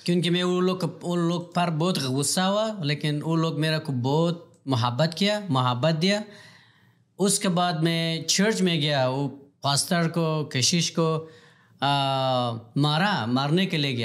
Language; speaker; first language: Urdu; non-native, learner; Pashto